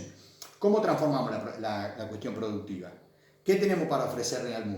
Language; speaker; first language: Spanish; native; Spanish